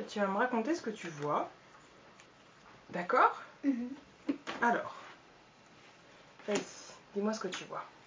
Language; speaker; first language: French; native; French